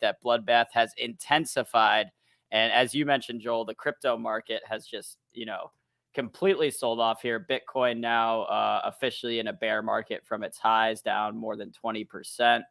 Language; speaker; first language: English; native; English